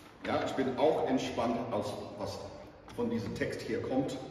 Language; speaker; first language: German; non-native, fluent; English